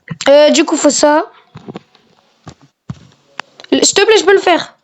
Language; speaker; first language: French; native; French